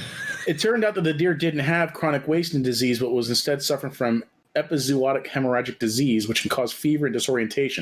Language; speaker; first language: English; native; English